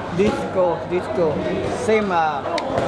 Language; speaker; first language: English; non-native, learner; Thai